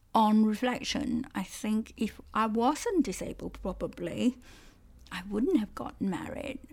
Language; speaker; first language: English; non-native, local second language; Cantonese